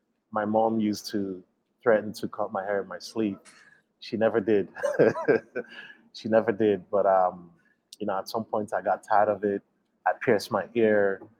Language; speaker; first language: English; non-native, local second language; Igbo